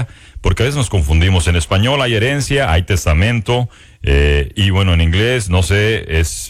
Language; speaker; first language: Spanish; native; Spanish